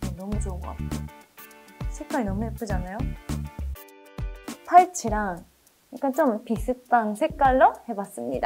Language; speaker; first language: Korean; non-native, fluent; Japanese